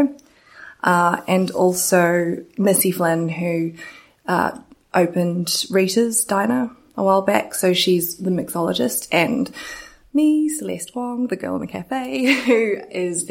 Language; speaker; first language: English; native; English